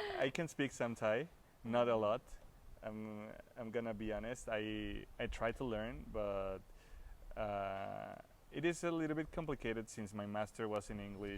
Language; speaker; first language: English; non-native, fluent; Spanish